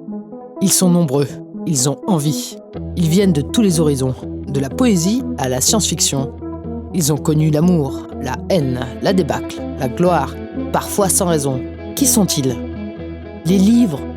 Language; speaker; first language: French; native; French